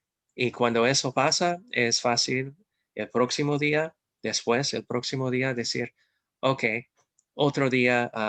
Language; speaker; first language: Spanish; non-native, fluent; English